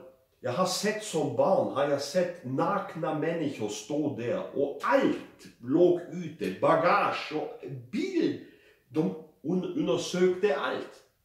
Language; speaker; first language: Swedish; non-native, fluent; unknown